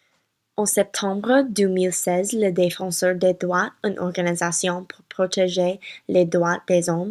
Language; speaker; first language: French; non-native, learner; English